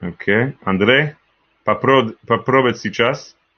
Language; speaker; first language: Russian; non-native, learner; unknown